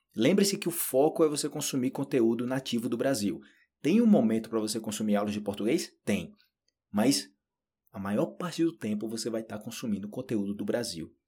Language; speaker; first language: Portuguese; native; Portuguese